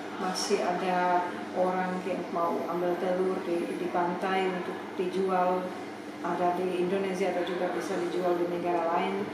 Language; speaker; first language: Indonesian; non-native, fluent; Czech